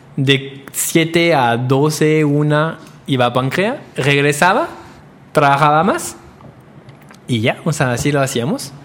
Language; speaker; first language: Spanish; non-native, fluent; French